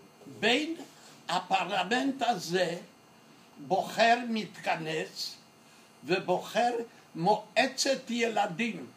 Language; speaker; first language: Hebrew; non-native, fluent; Yiddish